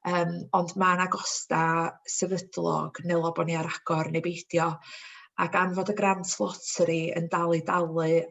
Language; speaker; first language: Welsh; native; Welsh